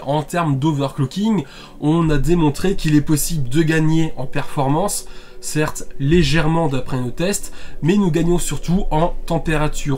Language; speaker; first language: French; native; French